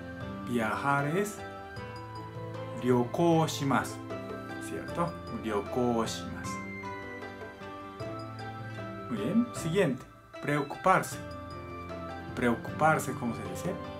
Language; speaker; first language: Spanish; non-native, fluent; Japanese